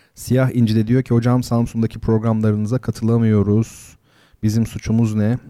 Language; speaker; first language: Turkish; native; Turkish